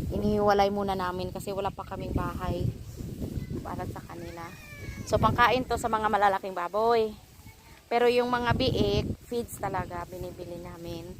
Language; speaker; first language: Filipino; non-native, local second language; Cebuano